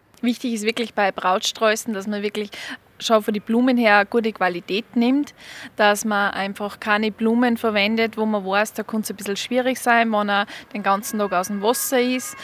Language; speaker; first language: German; native; German